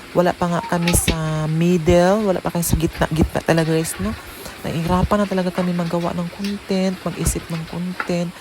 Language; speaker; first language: Filipino; non-native, local second language; Cebuano